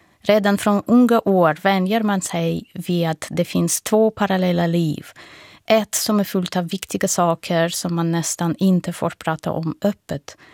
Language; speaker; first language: Swedish; non-native, fluent; Russian